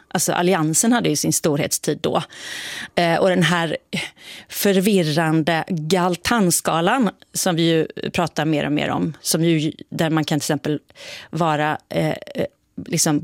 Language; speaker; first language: Swedish; native; Swedish